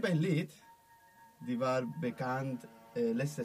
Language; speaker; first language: German; non-native, learner; Spanish